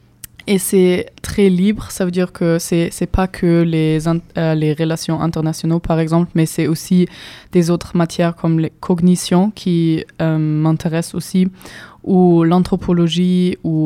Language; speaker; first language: French; non-native, fluent; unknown